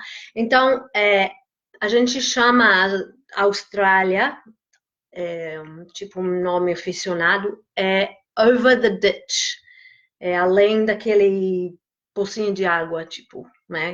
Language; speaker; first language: Portuguese; non-native, fluent; English